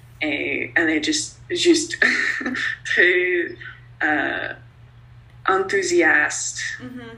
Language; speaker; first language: French; non-native, learner; English